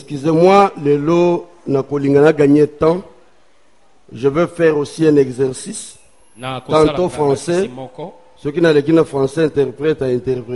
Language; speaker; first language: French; non-native, local second language; Lingala